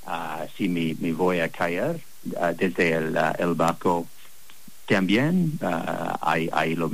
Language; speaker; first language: Spanish; non-native, learner; English